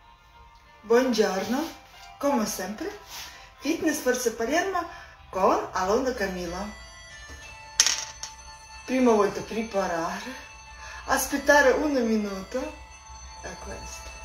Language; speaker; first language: Italian; non-native, learner; Russian